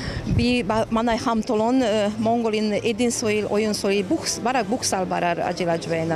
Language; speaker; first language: Mongolian; non-native, fluent; Hungarian